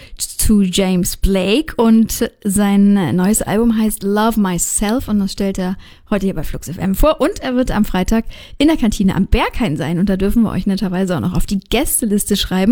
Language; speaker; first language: German; native; German